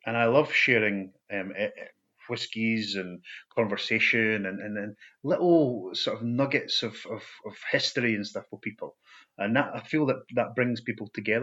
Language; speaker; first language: English; native; English